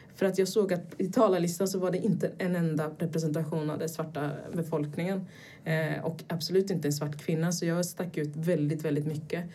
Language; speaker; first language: Swedish; early bilingual, other home language; Portuguese